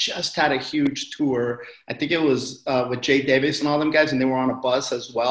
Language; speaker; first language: English; native; English